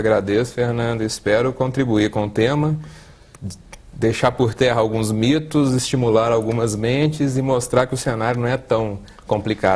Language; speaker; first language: Portuguese; native; Portuguese